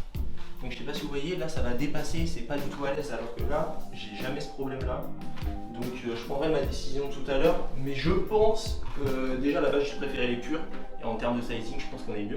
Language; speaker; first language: French; native; French